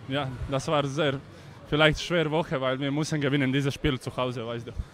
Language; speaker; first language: German; non-native, learner; Croatian